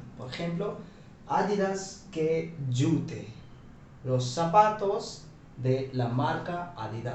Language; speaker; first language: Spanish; non-native, fluent; Hindi